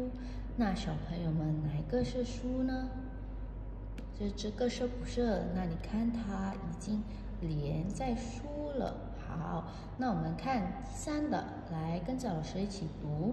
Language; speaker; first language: Chinese; non-native, fluent; Indonesian